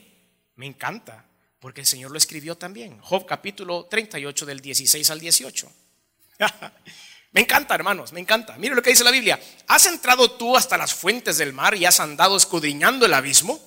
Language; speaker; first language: Spanish; native; Spanish